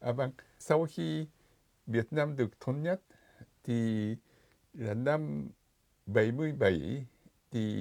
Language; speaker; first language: Vietnamese; non-native, fluent; Japanese